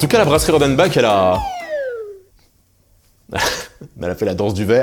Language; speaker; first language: French; native; French